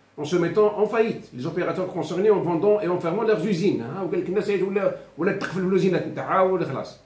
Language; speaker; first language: French; non-native, local second language; Arabic